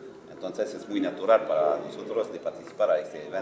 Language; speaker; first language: Spanish; non-native, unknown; French